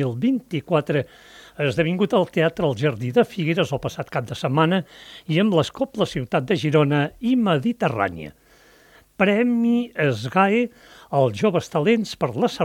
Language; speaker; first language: Catalan; native; Catalan